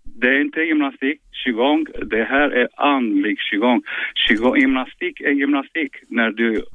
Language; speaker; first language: Swedish; non-native, fluent; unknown